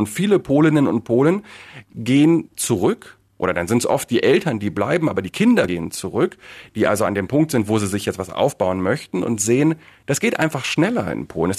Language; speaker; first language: German; native; German